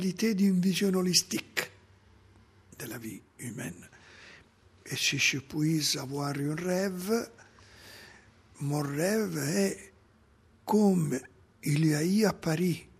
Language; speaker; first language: French; non-native, fluent; Italian